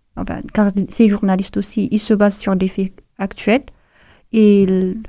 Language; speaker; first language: French; non-native, fluent; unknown